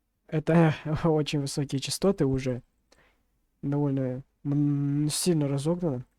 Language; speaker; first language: Russian; native; Russian